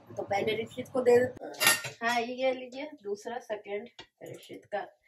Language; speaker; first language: Hindi; native; Hindi